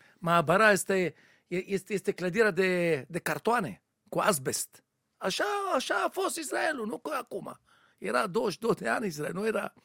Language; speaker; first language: Romanian; non-native, learner; Hebrew